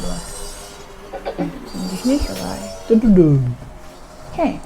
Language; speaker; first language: German; non-native, fluent; Mongolian